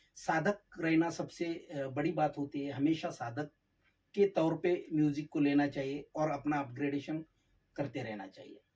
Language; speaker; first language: Hindi; non-native, local second language; Marathi